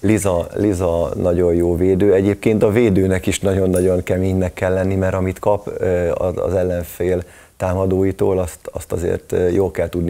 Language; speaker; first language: Hungarian; native; Hungarian